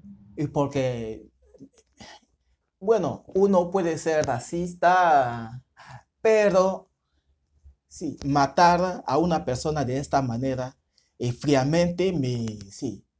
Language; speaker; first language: Spanish; non-native, fluent; French